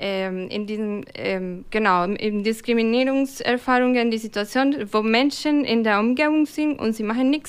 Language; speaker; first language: German; non-native, fluent; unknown